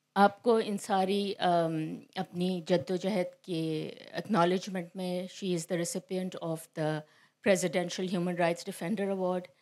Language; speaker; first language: Urdu; native; Urdu